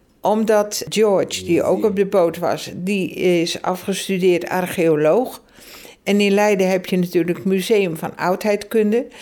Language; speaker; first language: Dutch; native; Dutch